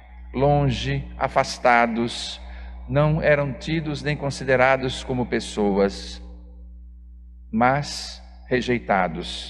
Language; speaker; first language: Portuguese; native; Portuguese